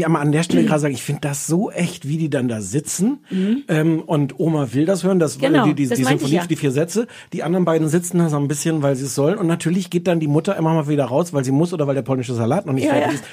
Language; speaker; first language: German; native; German